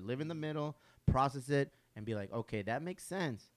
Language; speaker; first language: English; early bilingual, other home language; Spanish